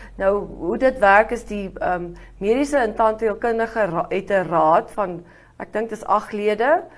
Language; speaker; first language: Afrikaans; native; Afrikaans